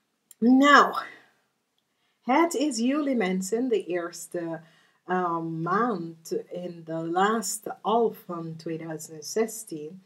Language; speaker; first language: Dutch; non-native, learner; English